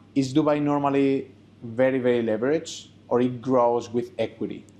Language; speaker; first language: English; non-native, fluent; Spanish